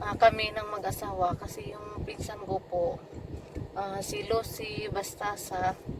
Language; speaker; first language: Filipino; non-native, local second language; Cebuano